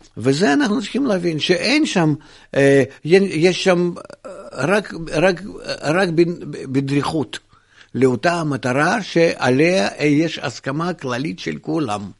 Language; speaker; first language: Hebrew; non-native, fluent; Russian